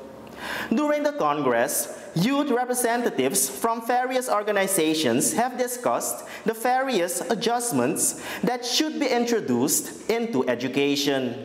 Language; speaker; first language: English; non-native, local second language; Dutch